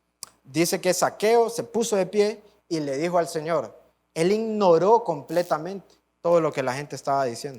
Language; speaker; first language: Spanish; native; Spanish